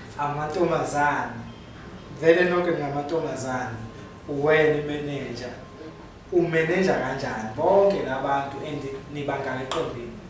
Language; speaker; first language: Zulu; native; Zulu